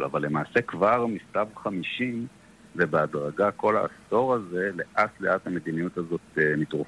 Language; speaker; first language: Hebrew; native; Hebrew